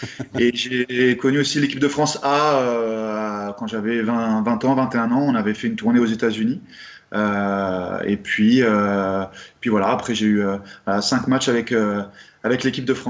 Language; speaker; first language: French; native; French